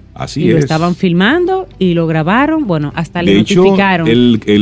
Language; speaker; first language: Spanish; native; Spanish